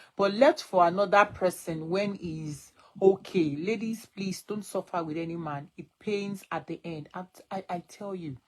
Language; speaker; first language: English; non-native, local second language; Yoruba